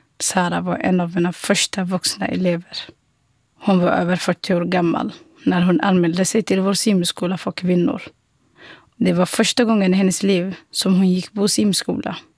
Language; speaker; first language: Swedish; non-native, fluent; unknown